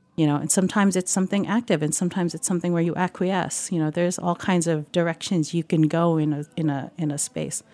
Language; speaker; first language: English; native; English